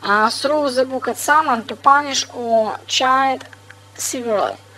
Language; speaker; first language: English; non-native, fluent; Russian